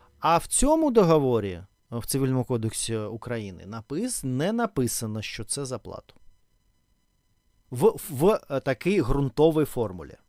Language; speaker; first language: Ukrainian; non-native, learner; Russian